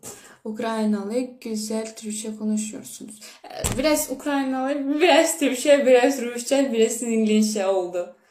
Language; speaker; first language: Turkish; early bilingual, heritage; Turkish